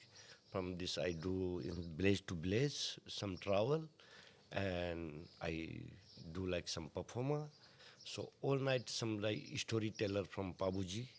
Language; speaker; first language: English; non-native, learner; Hindi